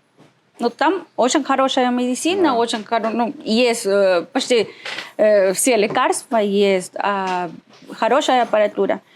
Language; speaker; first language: Russian; non-native, learner; Spanish